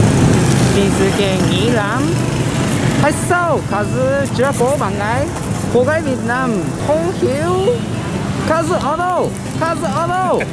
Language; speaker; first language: Vietnamese; non-native, learner; Japanese